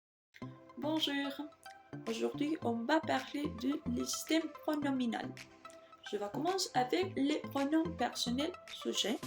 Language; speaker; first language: French; non-native, learner; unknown